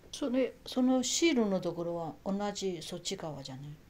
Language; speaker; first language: Japanese; native; Japanese